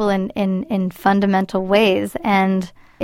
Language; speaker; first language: English; early bilingual, other home language; Spanish